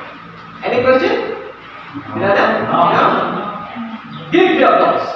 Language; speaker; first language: English; non-native, learner; Indonesian